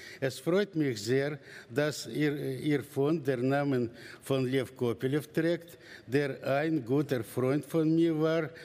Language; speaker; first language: German; non-native, learner; Russian